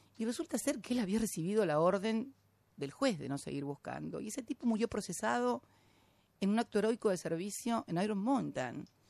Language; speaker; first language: Spanish; native; Spanish